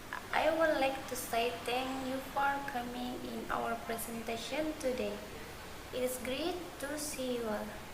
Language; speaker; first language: English; non-native, learner; Indonesian